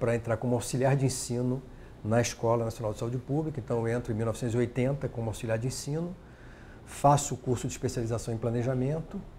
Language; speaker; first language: Portuguese; native; Portuguese